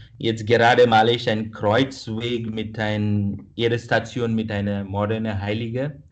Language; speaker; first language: German; non-native, fluent; Kannada